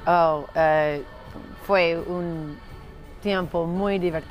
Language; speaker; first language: Spanish; non-native, learner; English